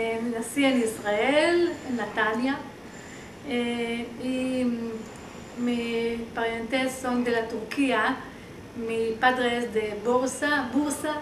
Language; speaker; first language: Spanish; early bilingual, heritage; Hebrew